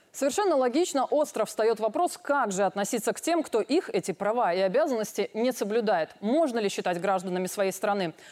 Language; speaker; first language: Russian; native; Russian